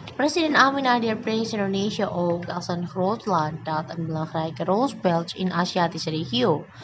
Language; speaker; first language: Dutch; non-native, fluent; Indonesian